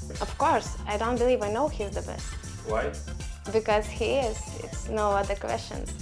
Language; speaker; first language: English; non-native, learner; Lithuanian